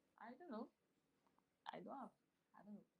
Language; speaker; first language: English; non-native, learner; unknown